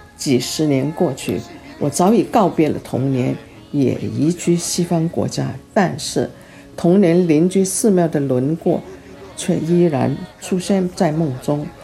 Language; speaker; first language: Chinese; early bilingual, heritage; Chinese